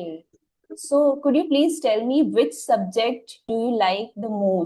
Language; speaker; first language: English; non-native, fluent; Hindi